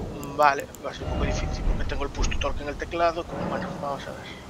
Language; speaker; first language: Spanish; native; Spanish